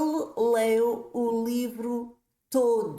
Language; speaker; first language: Portuguese; non-native, fluent; English